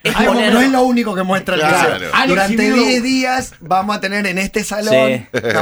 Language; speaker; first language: Spanish; native; Spanish